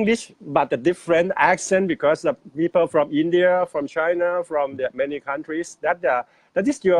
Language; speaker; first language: English; non-native, fluent; Thai